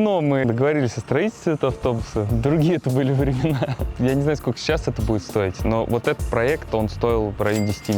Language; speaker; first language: Russian; native; Russian